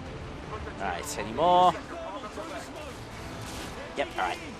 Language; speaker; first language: English; native; English